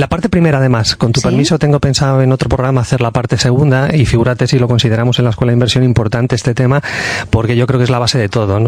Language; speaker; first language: Spanish; native; Spanish